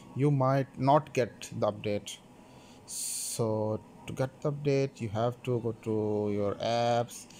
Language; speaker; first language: English; non-native, local second language; Urdu